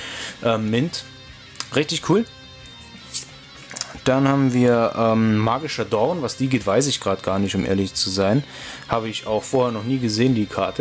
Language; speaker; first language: German; native; German